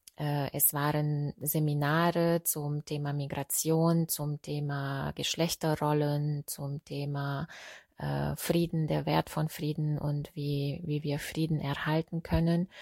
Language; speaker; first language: German; non-native, fluent; Hungarian